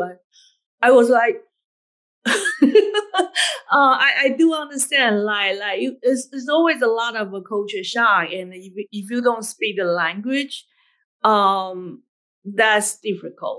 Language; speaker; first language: English; non-native, fluent; Chinese